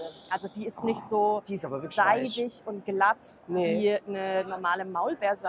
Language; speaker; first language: German; native; German